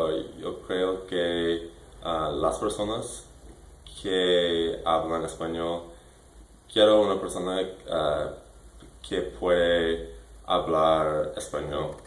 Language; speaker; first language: Spanish; non-native, learner; English